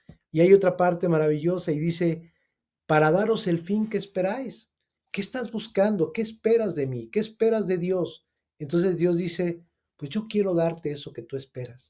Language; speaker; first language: Spanish; native; Spanish